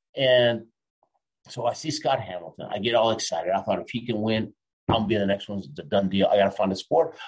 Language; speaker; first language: English; early bilingual, other home language; Spanish